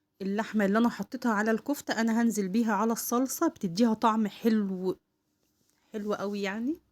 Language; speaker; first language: Arabic; native; Arabic